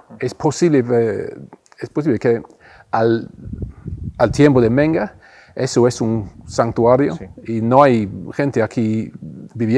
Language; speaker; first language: Spanish; non-native, fluent; English